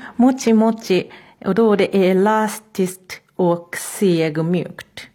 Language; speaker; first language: Swedish; non-native, fluent; Japanese